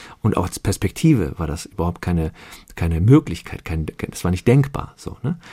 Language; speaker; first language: German; early bilingual, other home language; Turkish